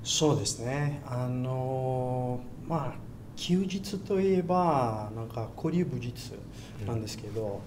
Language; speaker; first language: Japanese; non-native, learner; Portuguese